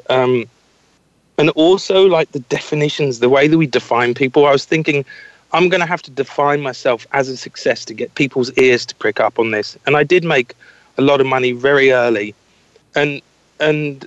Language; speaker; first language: English; native; English